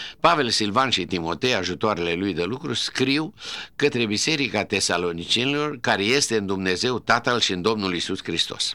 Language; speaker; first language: Romanian; native; Romanian